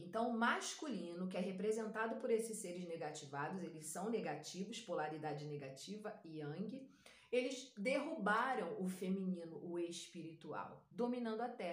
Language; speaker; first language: Portuguese; native; Portuguese